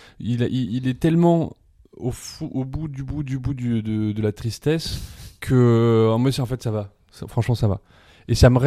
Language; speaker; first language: French; early bilingual, other home language; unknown